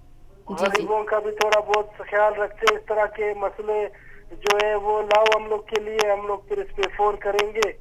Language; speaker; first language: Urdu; non-native, local second language; Pashto